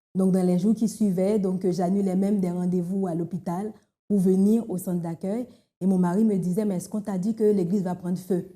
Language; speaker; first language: French; non-native, local second language; Haitian Creole